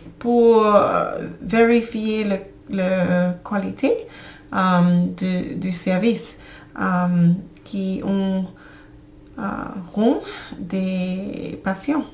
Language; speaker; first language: French; non-native, learner; English